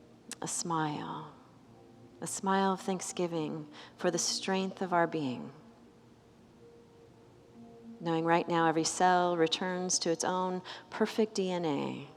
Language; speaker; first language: English; native; English